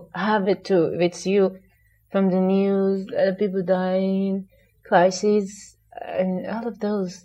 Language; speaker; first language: English; non-native, local second language; Hausa